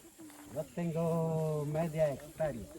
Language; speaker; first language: Spanish; non-native, local second language; Ticuna